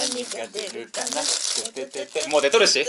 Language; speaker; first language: Japanese; native; Japanese